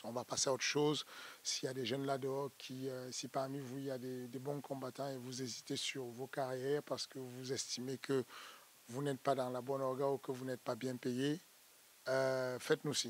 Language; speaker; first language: French; native; French